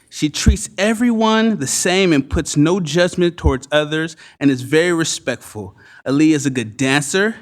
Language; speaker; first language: English; native; English